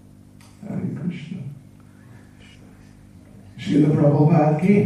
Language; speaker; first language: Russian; non-native, learner; English